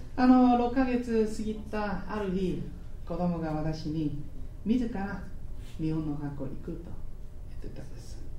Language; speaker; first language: Japanese; non-native, fluent; Korean